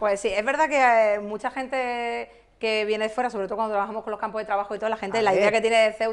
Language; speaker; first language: Spanish; native; Spanish